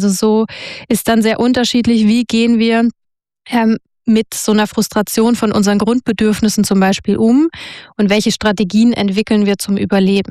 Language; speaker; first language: German; native; German